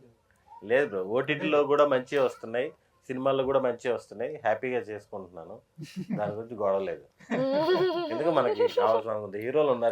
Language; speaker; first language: Telugu; native; Telugu